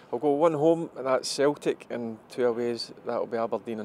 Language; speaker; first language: English; native; English